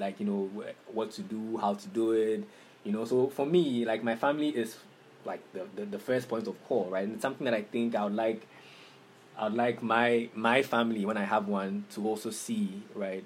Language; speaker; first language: English; non-native, local second language; Akan